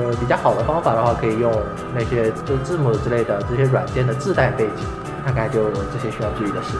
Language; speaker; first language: Chinese; native; Chinese